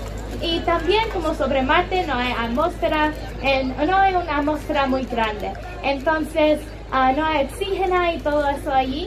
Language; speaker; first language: Spanish; non-native, learner; English